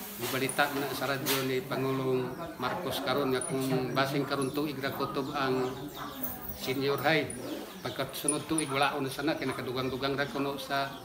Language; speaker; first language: Cebuano; non-native, local second language; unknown